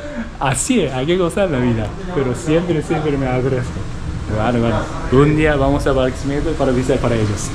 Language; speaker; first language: Spanish; non-native, learner; Japanese